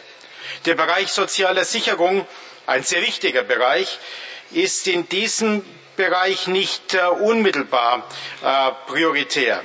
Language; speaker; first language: German; native; German